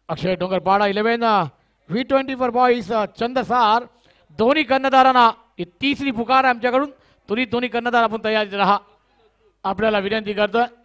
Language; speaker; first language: Hindi; non-native, local second language; Marathi